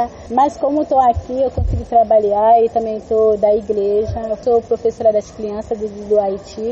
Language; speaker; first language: Portuguese; non-native, learner; Haitian Creole